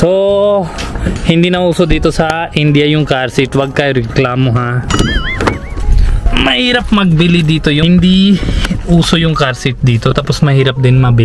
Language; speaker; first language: Filipino; non-native, learner; Hindi